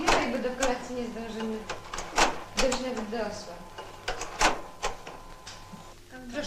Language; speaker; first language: Polish; native; Polish